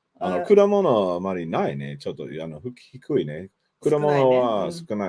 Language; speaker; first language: Japanese; non-native, learner; English